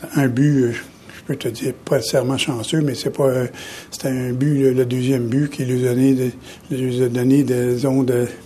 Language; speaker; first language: French; native; French